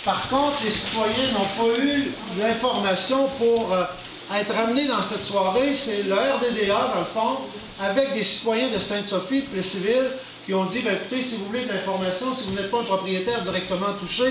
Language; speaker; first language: French; native; French